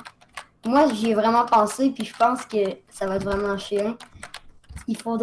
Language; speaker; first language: French; native; French